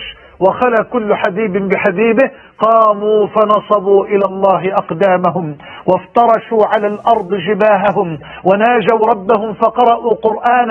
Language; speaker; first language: Arabic; native; Arabic